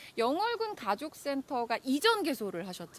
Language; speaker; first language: Korean; native; Korean